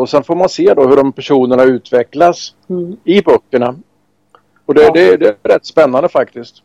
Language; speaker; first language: Swedish; native; Swedish